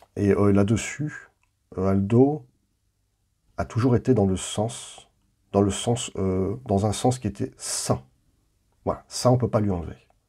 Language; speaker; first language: French; native; French